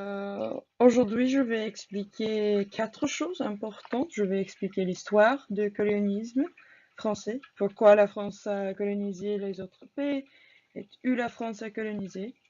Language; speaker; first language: French; non-native, learner; English